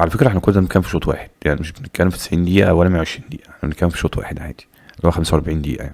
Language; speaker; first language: Arabic; native; Arabic